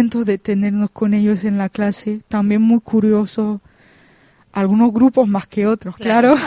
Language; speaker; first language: Spanish; non-native, fluent; French